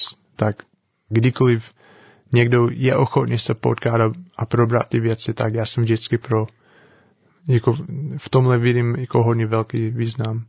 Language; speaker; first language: Czech; non-native, fluent; English